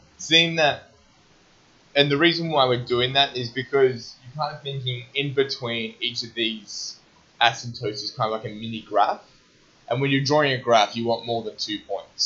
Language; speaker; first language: English; native; English